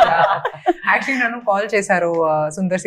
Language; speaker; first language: Telugu; non-native, fluent; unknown